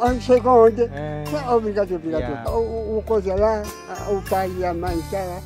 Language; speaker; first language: Portuguese; non-native, local second language; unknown